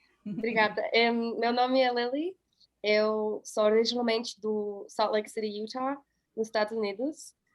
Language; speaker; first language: Portuguese; non-native, fluent; English